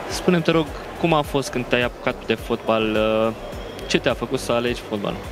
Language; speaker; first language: Romanian; native; Romanian